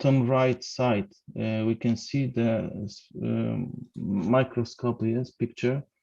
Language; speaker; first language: English; non-native, fluent; Polish